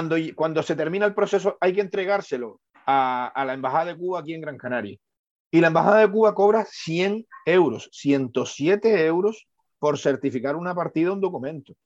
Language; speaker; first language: Spanish; native; Spanish